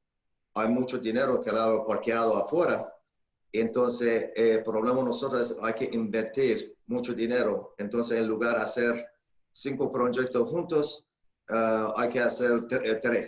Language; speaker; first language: Spanish; non-native, fluent; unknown